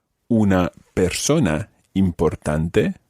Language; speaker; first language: Spanish; non-native, fluent; English